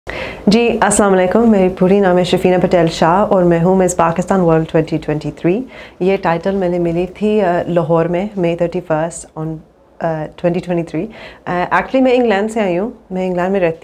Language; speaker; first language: Hindi; early bilingual, heritage; English